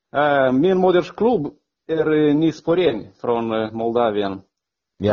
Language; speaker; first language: Swedish; non-native, fluent; Romanian